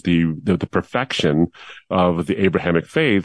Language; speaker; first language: English; native; English